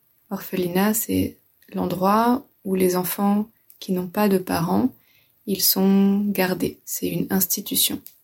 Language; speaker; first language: French; native; French